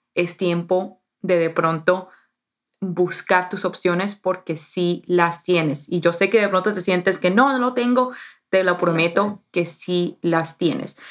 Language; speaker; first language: Spanish; early bilingual, heritage; Spanish